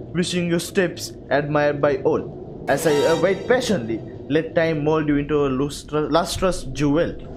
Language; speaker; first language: English; non-native, local second language; Sinhala